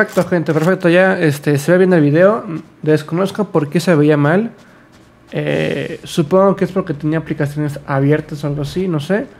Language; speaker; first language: Spanish; native; Spanish